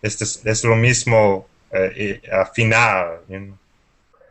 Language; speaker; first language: Spanish; non-native, fluent; English